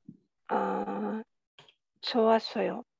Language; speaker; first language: Korean; non-native, learner; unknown